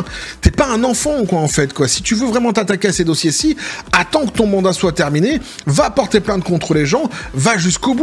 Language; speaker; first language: French; native; French